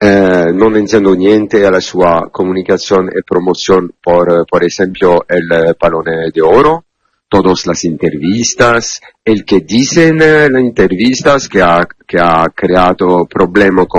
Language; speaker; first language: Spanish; non-native, learner; Italian